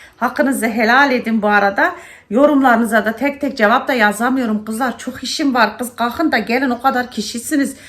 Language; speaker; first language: Turkish; early bilingual, heritage; Turkish